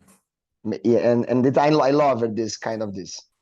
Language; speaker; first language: English; non-native, learner; Portuguese